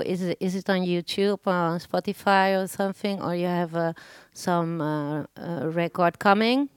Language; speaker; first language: English; non-native, learner; Spanish